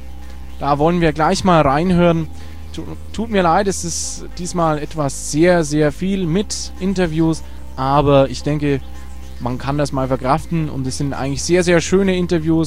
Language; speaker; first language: German; native; German